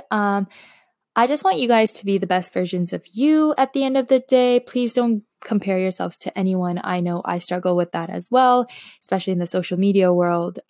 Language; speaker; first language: English; non-native, fluent; Slovak